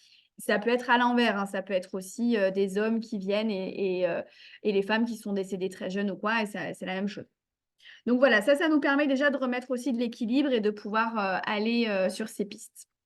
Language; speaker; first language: French; native; French